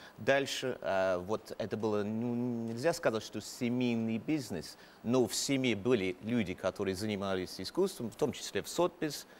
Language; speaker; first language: Russian; non-native, fluent; English